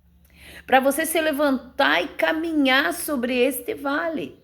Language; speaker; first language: Portuguese; native; Portuguese